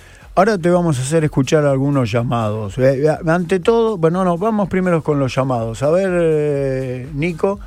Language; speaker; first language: Spanish; native; Spanish